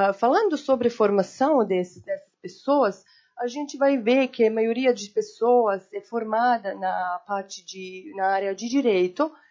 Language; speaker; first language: Portuguese; non-native, fluent; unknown